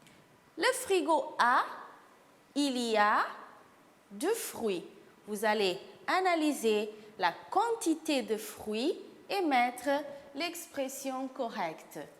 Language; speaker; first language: French; non-native, fluent; Portuguese